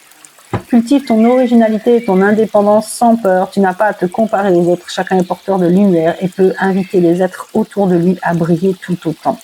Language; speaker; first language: French; native; French